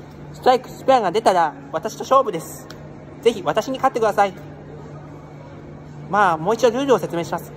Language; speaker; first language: Japanese; native; Japanese